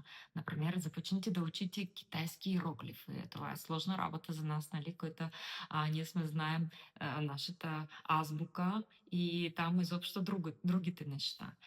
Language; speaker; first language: Bulgarian; non-native, learner; Russian